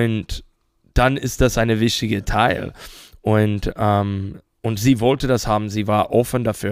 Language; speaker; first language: German; non-native, fluent; English